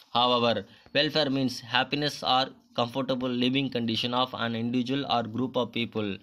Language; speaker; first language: English; non-native, local second language; Tamil